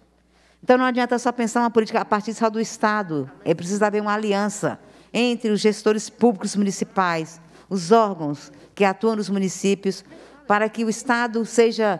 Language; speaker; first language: Portuguese; native; Portuguese